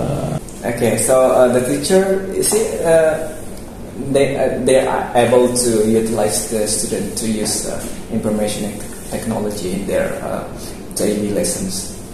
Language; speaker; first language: English; non-native, local second language; Indonesian